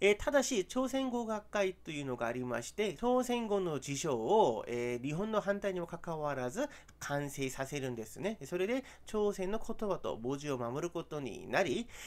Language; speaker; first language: Japanese; non-native, fluent; Korean